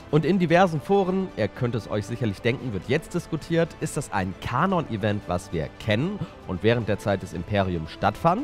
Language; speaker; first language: German; native; German